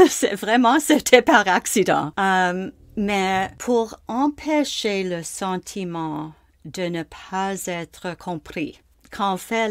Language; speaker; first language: French; non-native, local second language; English